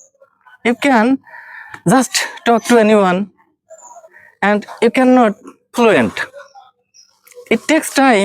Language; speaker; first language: English; non-native, learner; Bangla